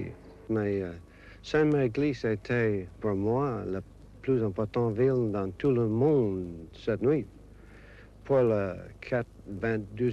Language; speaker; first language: French; non-native, learner; English